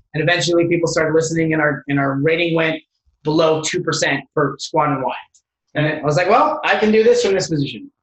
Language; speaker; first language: English; native; English